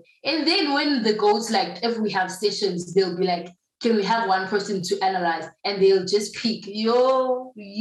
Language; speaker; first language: English; non-native, local second language; Zulu